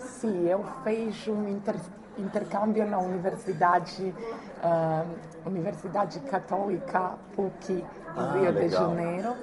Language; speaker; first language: Portuguese; non-native, fluent; Croatian